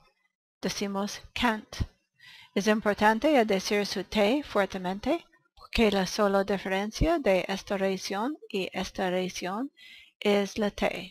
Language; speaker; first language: Spanish; non-native, learner; English